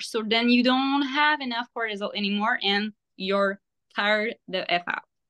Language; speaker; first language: English; non-native, fluent; French